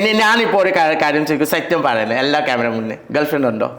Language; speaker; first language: Malayalam; non-native, learner; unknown